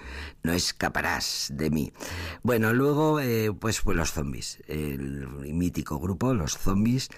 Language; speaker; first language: Spanish; native; Spanish